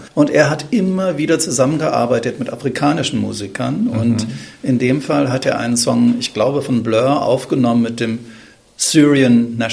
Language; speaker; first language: German; native; German